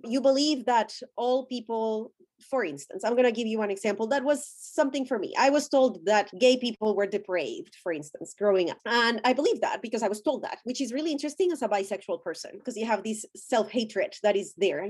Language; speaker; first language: English; non-native, fluent; Spanish